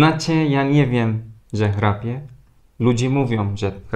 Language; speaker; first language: Polish; non-native, fluent; Turkish